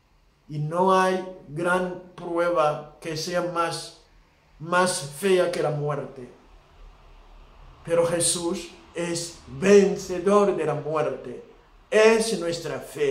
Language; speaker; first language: Spanish; non-native, fluent; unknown